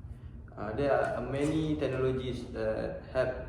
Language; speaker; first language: English; non-native, learner; Malay